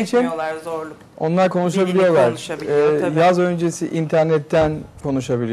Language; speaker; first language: Turkish; native; Turkish